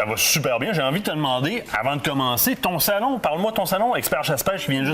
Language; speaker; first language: French; native; French